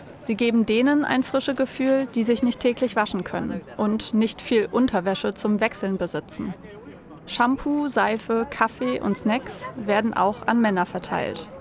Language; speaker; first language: German; native; German